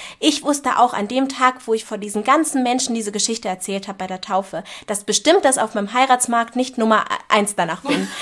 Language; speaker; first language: German; native; German